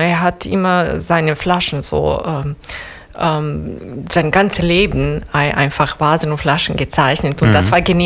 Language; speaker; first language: German; non-native, fluent; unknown